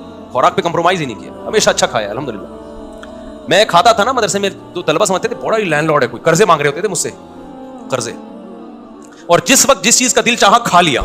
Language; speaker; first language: Urdu; native; Urdu